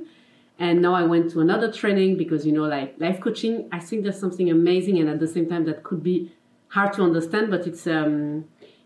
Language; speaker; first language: English; non-native, fluent; French